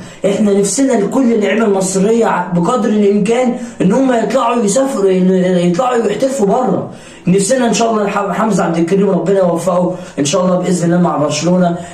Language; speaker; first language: Arabic; native; Arabic